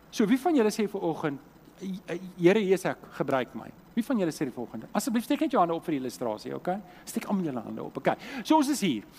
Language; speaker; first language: Afrikaans; native; Afrikaans